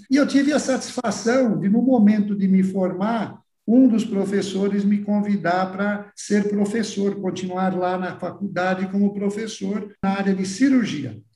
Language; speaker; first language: Portuguese; early bilingual, other home language; Italian